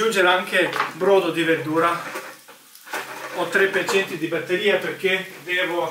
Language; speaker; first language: Italian; non-native, learner; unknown